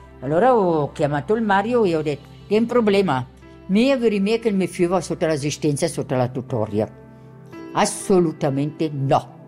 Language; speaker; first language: Italian; non-native, local second language; German